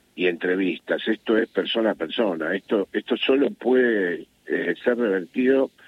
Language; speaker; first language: Spanish; native; Spanish